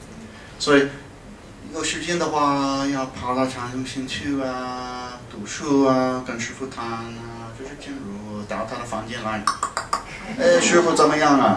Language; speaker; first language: Chinese; non-native, fluent; English